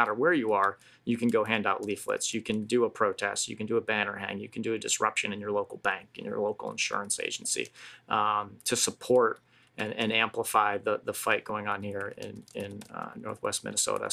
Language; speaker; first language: English; native; English